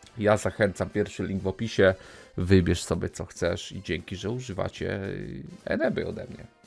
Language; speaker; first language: Polish; native; Polish